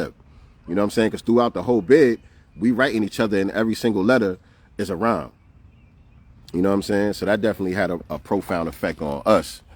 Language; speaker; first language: English; native; English